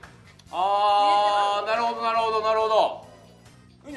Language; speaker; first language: Japanese; native; Japanese